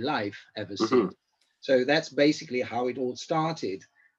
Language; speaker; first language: English; non-native, fluent; Italian